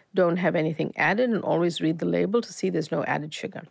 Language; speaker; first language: English; native; English